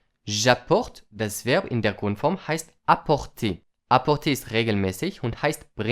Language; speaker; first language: German; non-native, fluent; French